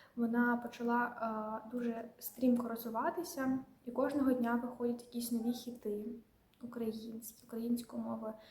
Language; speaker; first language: Ukrainian; non-native, local second language; Russian